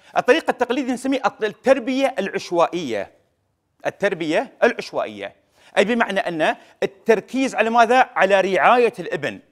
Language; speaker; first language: Arabic; native; Arabic